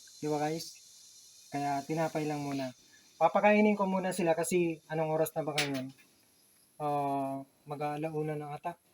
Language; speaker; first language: Filipino; native; Filipino